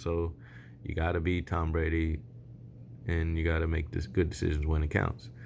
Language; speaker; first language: English; native; English